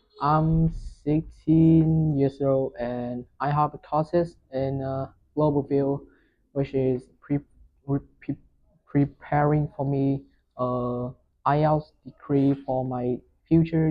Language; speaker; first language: English; non-native, learner; Vietnamese